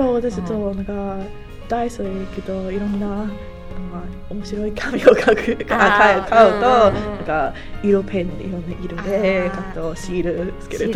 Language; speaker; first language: Japanese; non-native, learner; English